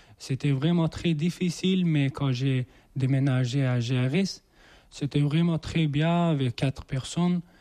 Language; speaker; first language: French; non-native, learner; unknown